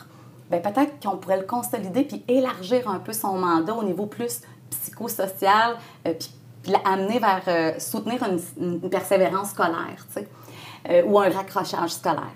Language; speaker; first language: French; native; French